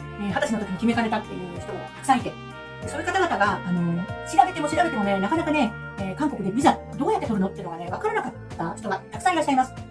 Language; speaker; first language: Japanese; native; Japanese